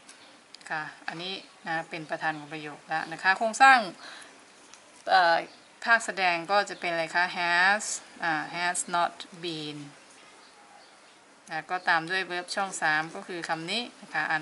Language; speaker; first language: Thai; native; Thai